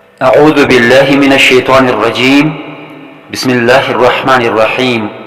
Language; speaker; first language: Urdu; non-native, local second language; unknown